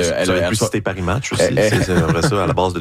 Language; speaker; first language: French; native; French